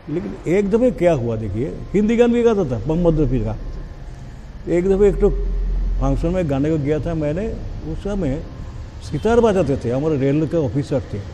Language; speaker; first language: Hindi; non-native, local second language; Bangla